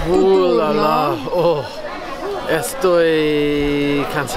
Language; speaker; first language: Spanish; non-native, learner; English